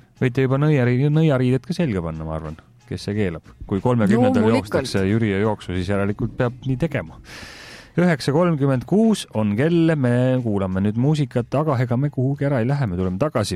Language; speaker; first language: Estonian; native; Estonian